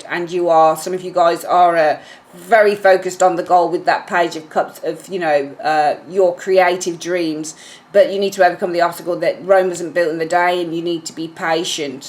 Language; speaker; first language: English; native; English